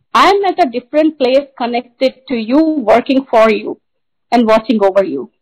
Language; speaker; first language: Hindi; native; Hindi